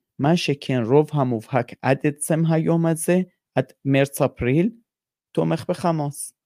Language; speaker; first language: Hebrew; non-native, fluent; Persian